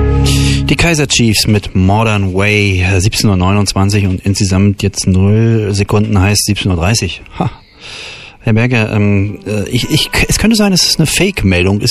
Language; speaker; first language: German; native; German